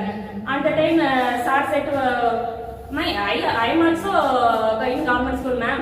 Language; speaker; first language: English; non-native, learner; Tamil